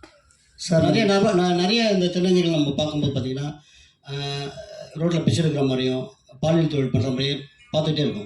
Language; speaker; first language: Tamil; native; Tamil